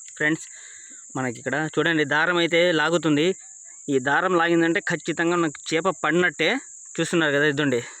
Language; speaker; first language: Telugu; non-native, local second language; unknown